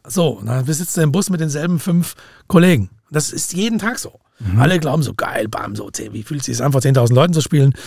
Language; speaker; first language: German; native; German